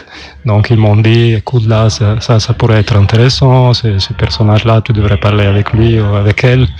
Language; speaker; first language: French; non-native, local second language; German